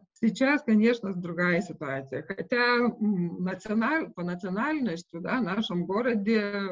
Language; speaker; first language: Russian; non-native, local second language; Lithuanian